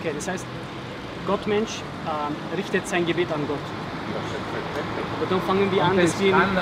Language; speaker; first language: German; early bilingual, other home language; Bosnian